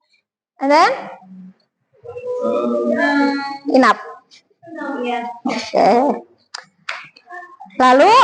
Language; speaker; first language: English; non-native, learner; Indonesian